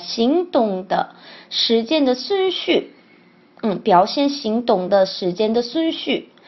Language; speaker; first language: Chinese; non-native, learner; Korean